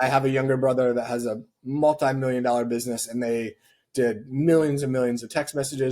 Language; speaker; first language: English; native; English